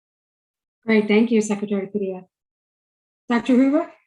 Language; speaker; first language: English; native; English